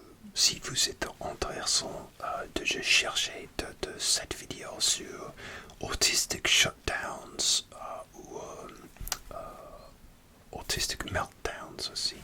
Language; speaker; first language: French; non-native, learner; English